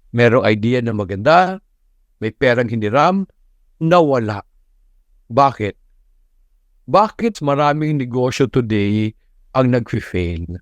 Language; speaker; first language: Filipino; non-native, local second language; Cebuano